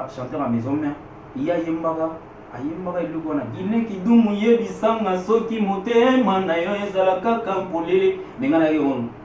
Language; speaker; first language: Lingala; native; Lingala